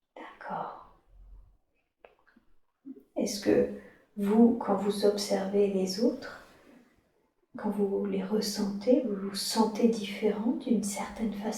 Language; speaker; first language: French; native; French